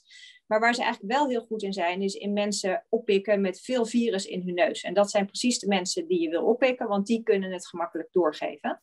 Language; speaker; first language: Dutch; native; Dutch